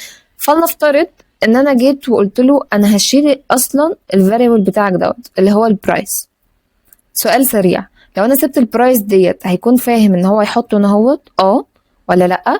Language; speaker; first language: Arabic; native; Arabic